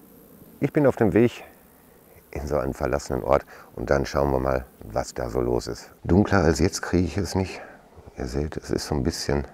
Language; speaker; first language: German; native; German